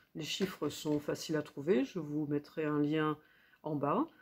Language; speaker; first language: French; native; French